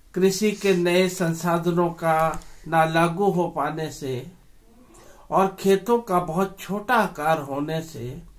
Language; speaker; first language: Hindi; native; Hindi